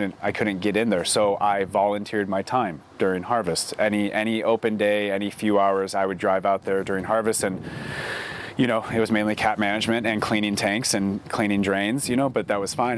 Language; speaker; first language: English; native; English